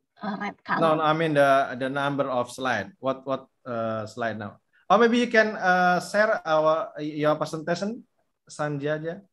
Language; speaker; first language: English; non-native, fluent; Indonesian